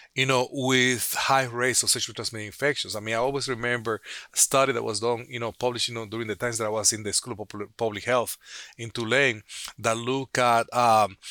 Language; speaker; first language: English; non-native, fluent; Spanish